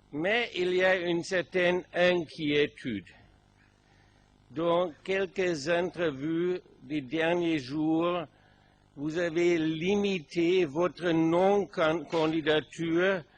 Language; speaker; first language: French; non-native, fluent; German